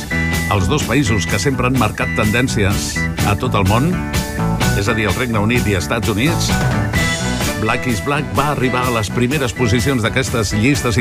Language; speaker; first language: Catalan; native; Catalan